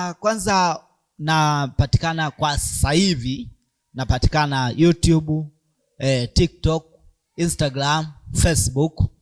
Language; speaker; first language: Swahili; native; Swahili